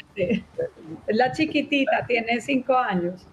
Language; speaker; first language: Spanish; native; Spanish